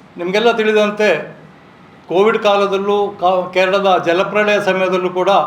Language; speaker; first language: Kannada; native; Kannada